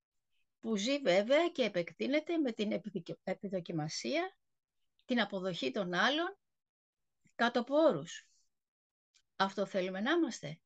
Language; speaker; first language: Greek; native; Greek